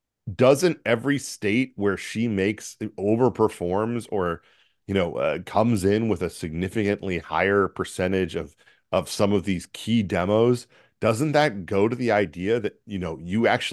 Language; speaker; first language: English; native; English